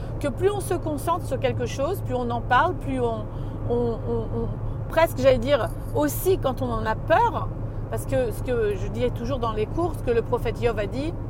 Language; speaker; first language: French; native; French